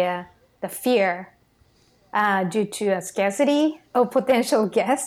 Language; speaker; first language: English; non-native, fluent; Japanese